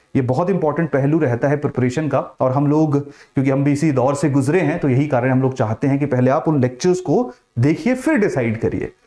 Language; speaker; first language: Hindi; native; Hindi